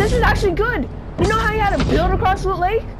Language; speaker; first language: English; native; English